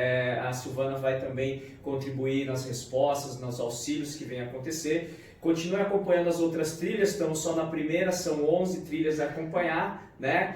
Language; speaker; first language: Portuguese; native; Portuguese